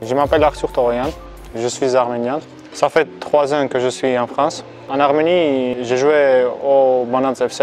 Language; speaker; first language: French; non-native, fluent; Armenian